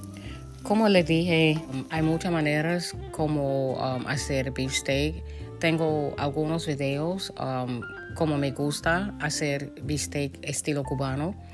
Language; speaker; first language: Spanish; early bilingual, heritage; Spanish